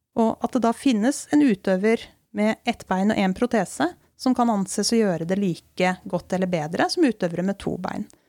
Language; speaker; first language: Norwegian; native; Norwegian